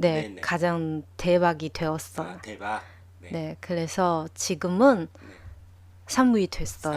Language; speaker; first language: Korean; non-native, learner; Chinese